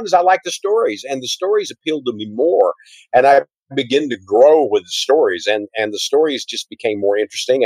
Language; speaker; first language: English; native; English